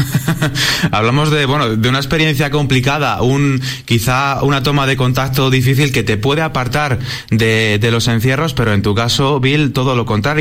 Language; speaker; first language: Spanish; native; Spanish